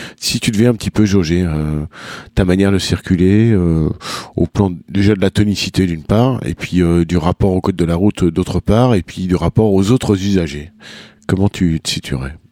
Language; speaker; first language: French; native; French